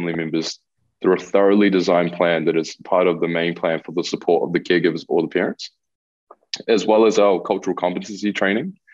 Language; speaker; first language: English; non-native, local second language; Spanish